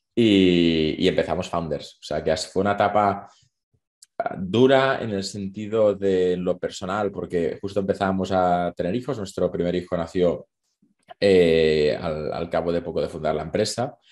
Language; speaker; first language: Spanish; native; Spanish